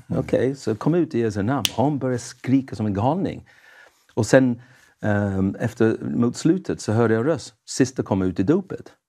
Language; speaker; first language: Swedish; non-native, fluent; English